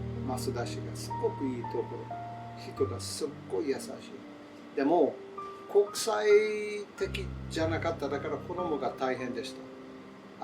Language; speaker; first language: Japanese; non-native, learner; English